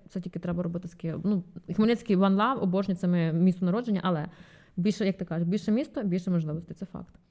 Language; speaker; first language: Ukrainian; non-native, local second language; Russian